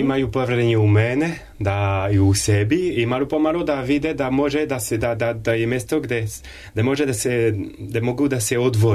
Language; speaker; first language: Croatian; non-native, learner; French